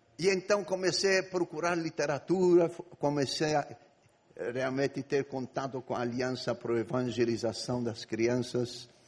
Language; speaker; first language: Portuguese; non-native, fluent; Greek